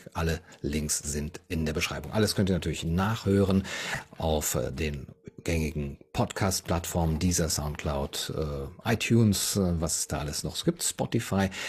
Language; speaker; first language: German; native; German